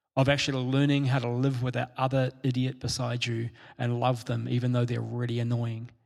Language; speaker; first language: English; native; English